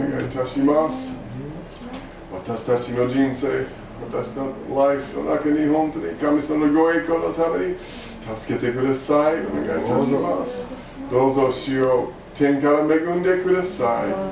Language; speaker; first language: Japanese; non-native, learner; English